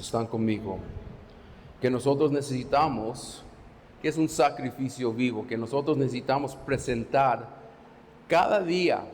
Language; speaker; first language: Spanish; non-native, fluent; English